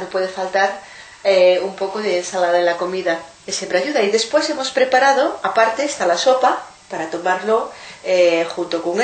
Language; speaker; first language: Spanish; native; Spanish